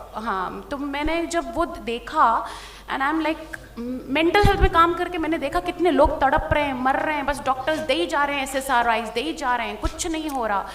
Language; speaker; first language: Hindi; native; Hindi